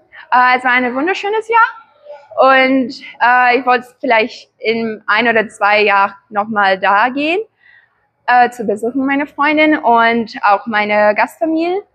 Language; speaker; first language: German; non-native, learner; Portuguese